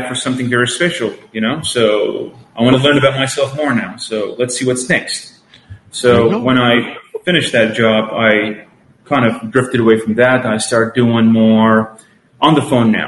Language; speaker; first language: English; non-native, fluent; Arabic